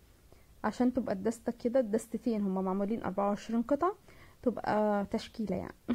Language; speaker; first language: Arabic; native; Arabic